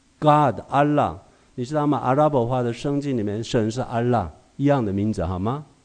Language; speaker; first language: Chinese; non-native, fluent; Korean